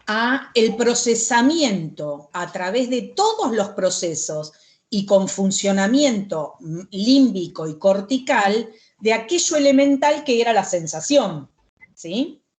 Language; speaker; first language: Spanish; native; Spanish